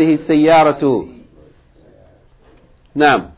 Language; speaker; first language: Arabic; non-native, fluent; English